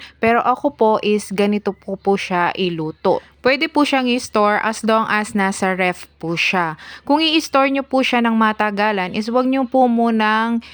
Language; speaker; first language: Filipino; non-native, local second language; Pampanga